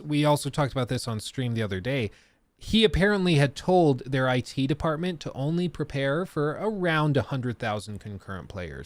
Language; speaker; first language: English; native; English